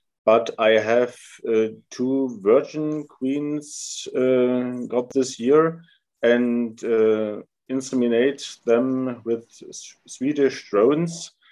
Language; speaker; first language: English; non-native, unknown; German